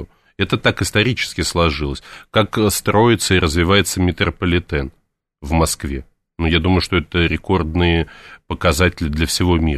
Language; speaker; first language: Russian; native; Russian